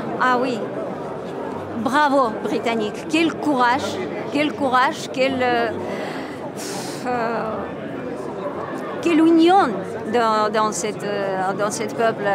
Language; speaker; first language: French; non-native, fluent; Armenian